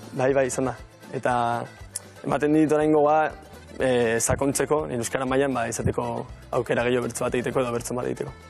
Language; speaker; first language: Basque; non-native, local second language; Spanish